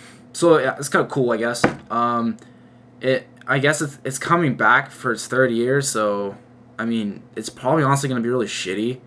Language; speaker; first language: English; native; English